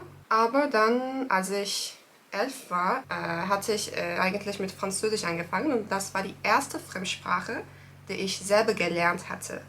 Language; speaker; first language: German; non-native, fluent; Turkish